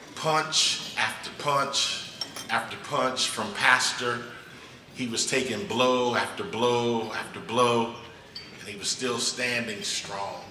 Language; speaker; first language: English; native; English